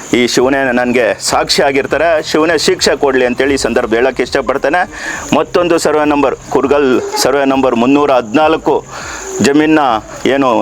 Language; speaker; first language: Kannada; native; Kannada